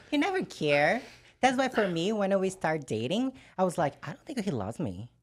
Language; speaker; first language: English; non-native, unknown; Portuguese